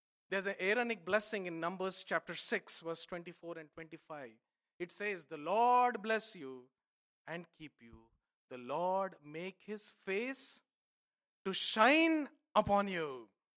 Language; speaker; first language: English; non-native, local second language; Telugu